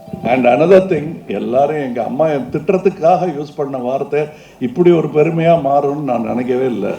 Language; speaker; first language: Tamil; native; Tamil